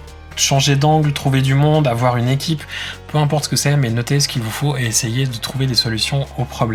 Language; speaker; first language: French; native; French